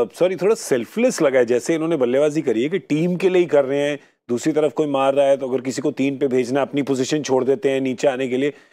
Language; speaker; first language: Hindi; native; Hindi